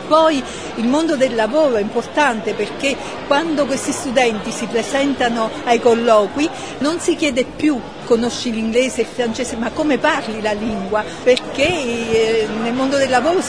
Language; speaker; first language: Italian; native; Italian